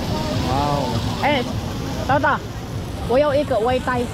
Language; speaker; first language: Chinese; non-native, learner; Filipino